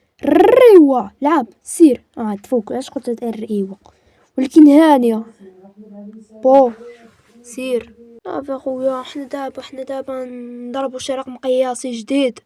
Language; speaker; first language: Arabic; native; Arabic